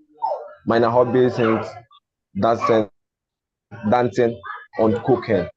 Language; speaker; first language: German; non-native, learner; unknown